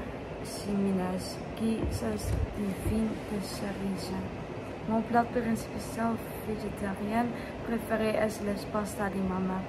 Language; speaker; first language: French; non-native, learner; Dutch